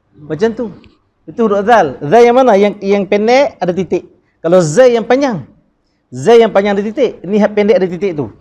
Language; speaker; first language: Malay; native; Malay